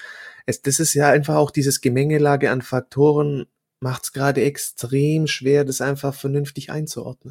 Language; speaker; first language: German; native; German